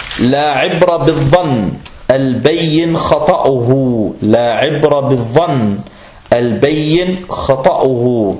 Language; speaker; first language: Danish; non-native, fluent; Arabic